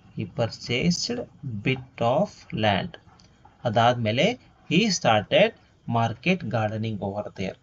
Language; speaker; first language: English; non-native, local second language; Kannada